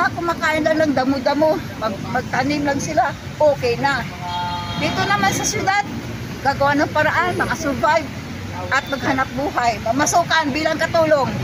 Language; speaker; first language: Filipino; non-native, local second language; Hiligaynon